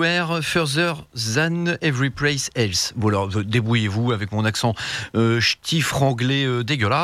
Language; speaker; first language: French; native; French